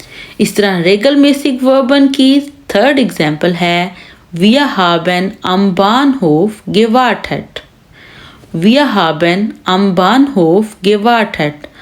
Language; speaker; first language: German; non-native, learner; Urdu